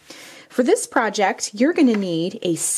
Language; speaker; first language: English; native; English